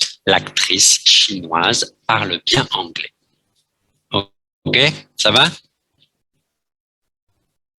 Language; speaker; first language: French; non-native, fluent; Vietnamese